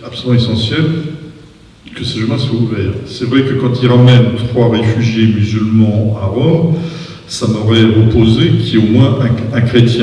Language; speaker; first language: French; native; French